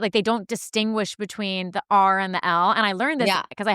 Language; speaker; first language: English; native; English